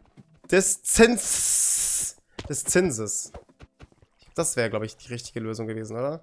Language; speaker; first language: German; native; German